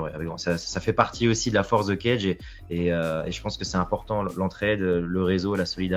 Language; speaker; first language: French; native; French